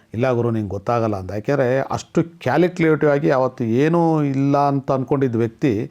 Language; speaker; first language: Kannada; non-native, local second language; Telugu